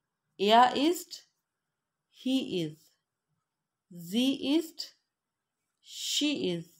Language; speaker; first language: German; non-native, fluent; Urdu